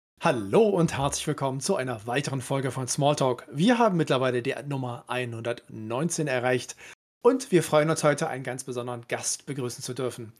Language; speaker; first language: German; native; German